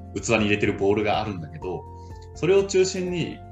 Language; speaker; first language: Japanese; early bilingual, other home language; Italian